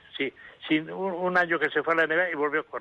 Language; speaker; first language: Spanish; native; Spanish